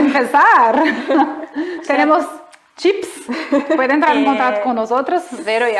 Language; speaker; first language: Spanish; non-native, fluent; Portuguese